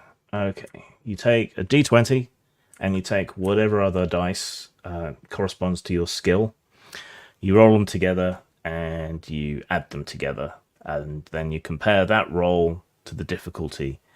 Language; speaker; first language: English; native; English